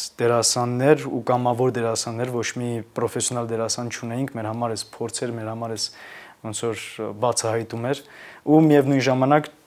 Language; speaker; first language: Armenian; native; Armenian